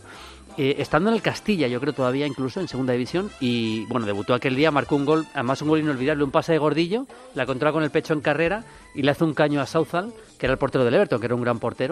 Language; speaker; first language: Spanish; native; Spanish